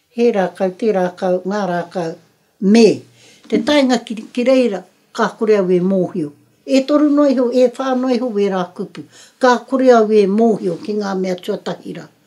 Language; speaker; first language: Māori; native; Māori